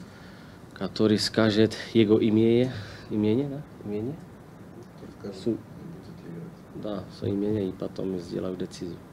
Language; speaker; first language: Russian; non-native, learner; Slovak